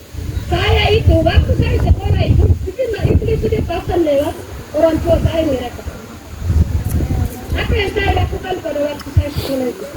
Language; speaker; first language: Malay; non-native, local second language; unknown